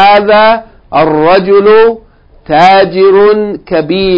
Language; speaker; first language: Arabic; non-native, fluent; English